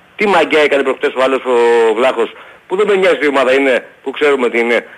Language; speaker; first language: Greek; native; Greek